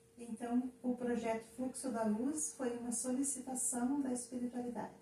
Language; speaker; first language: Portuguese; native; Portuguese